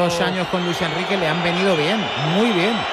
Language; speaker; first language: Spanish; native; Spanish